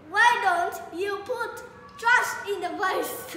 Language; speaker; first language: English; non-native, learner; Vietnamese